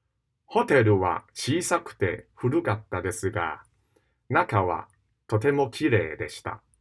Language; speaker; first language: Japanese; non-native, fluent; Cantonese